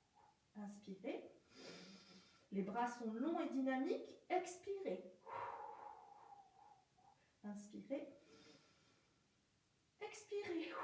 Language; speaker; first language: French; native; French